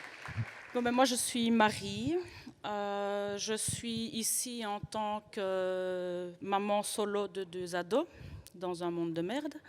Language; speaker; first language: French; native; French